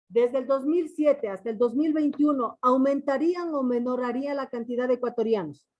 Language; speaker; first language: Spanish; native; Spanish